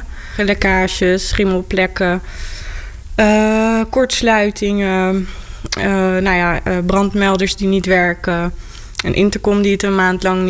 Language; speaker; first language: Dutch; native; Dutch